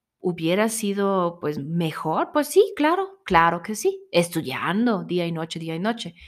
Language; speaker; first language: Spanish; non-native, fluent; German